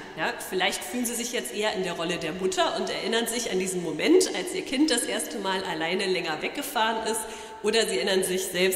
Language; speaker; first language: German; native; German